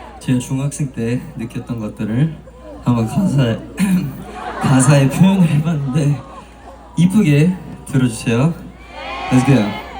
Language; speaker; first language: Korean; early bilingual, heritage; Korean